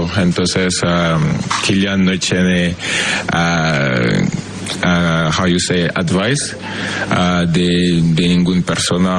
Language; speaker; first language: Spanish; non-native, fluent; French